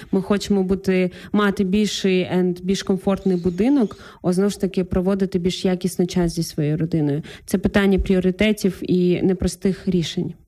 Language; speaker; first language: Ukrainian; native; Ukrainian